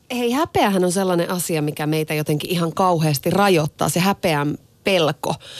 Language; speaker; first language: Finnish; native; Finnish